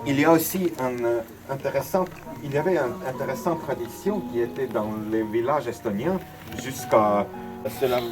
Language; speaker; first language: French; non-native, fluent; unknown